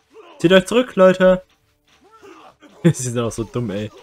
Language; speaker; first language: German; native; German